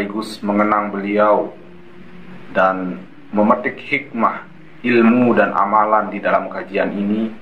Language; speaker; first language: Indonesian; native; Indonesian